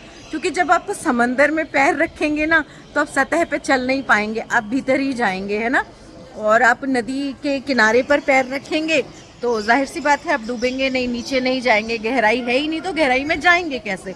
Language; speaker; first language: Hindi; native; Hindi